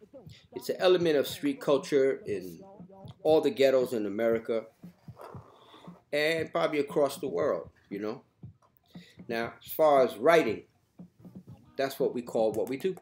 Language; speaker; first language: English; native; English